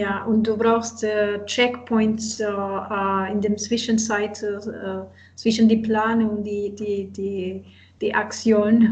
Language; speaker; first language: German; non-native, learner; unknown